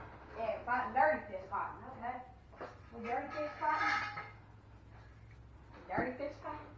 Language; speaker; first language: English; native; English